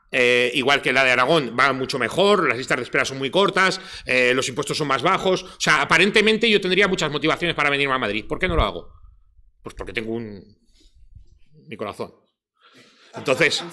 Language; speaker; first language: Spanish; native; Spanish